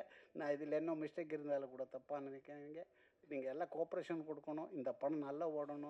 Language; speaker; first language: Tamil; non-native, learner; Malayalam